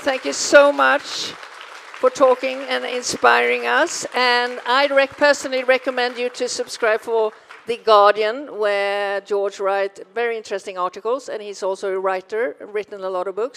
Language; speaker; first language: English; non-native, fluent; Swedish